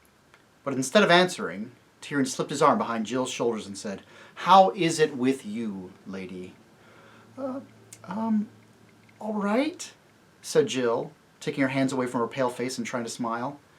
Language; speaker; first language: English; native; English